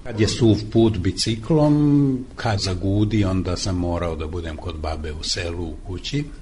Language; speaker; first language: Serbian; non-native, local second language; Hungarian